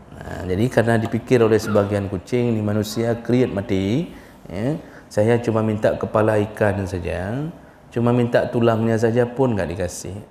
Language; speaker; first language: Malay; non-native, local second language; Achinese